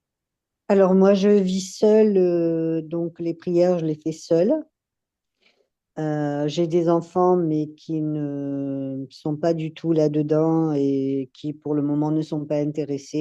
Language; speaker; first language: French; native; French